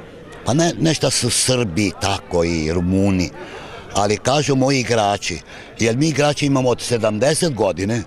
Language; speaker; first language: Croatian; early bilingual, heritage; Serbian